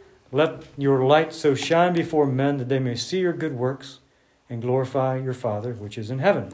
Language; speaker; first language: English; native; English